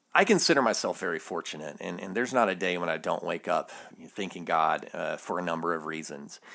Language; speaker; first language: English; native; English